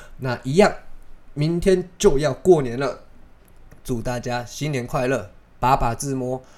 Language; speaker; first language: Chinese; native; Chinese